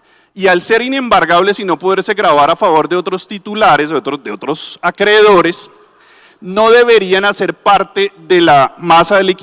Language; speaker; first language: Spanish; native; Spanish